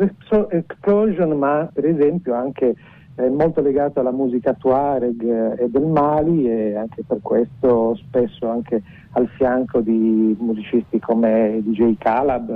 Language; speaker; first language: Italian; native; Italian